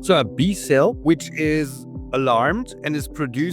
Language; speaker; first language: English; non-native, fluent; German